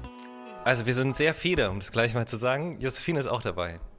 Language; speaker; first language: German; native; German